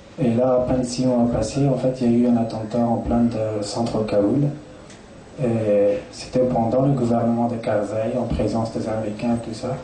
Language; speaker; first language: French; non-native, fluent; Persian